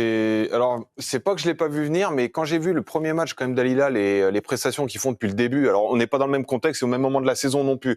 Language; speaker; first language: French; native; French